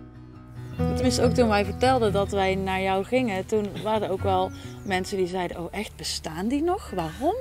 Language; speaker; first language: Dutch; native; Dutch